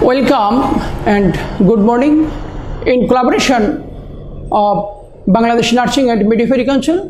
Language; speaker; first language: English; non-native, local second language; Bangla